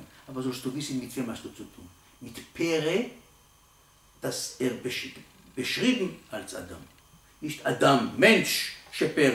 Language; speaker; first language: German; non-native, learner; Hebrew